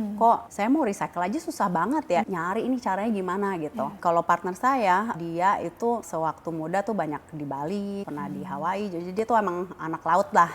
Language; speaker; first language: Indonesian; early bilingual, heritage; Indonesian